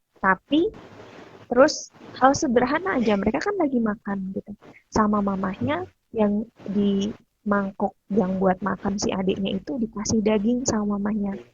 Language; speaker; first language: Indonesian; native; Indonesian